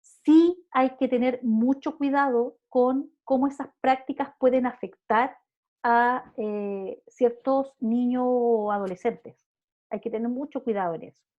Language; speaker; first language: Spanish; native; Spanish